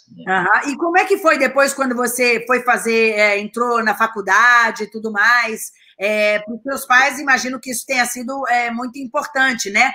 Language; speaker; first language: Portuguese; native; Portuguese